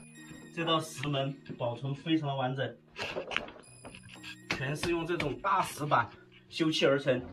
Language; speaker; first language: Chinese; native; Chinese